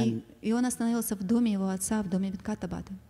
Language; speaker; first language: Russian; native; Russian